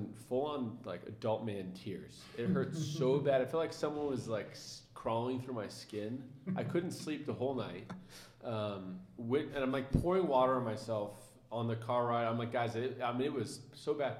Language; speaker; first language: English; native; English